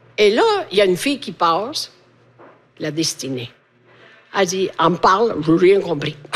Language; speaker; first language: French; non-native, fluent; Italian